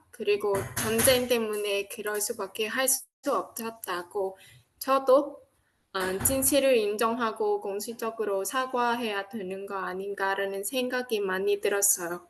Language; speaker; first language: Korean; non-native, fluent; Vietnamese